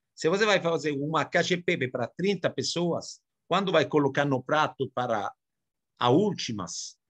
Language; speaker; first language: Portuguese; non-native, fluent; Italian